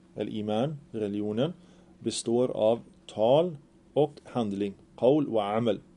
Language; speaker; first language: Swedish; early bilingual, other home language; Arabic